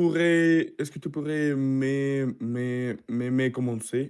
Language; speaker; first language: French; non-native, learner; Russian